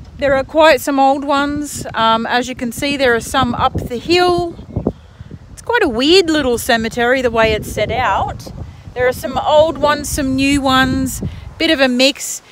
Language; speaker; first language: English; native; English